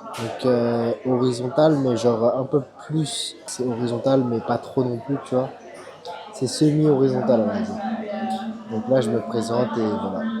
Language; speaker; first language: French; native; French